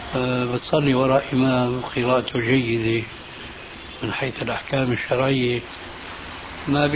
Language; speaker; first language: Arabic; native; Arabic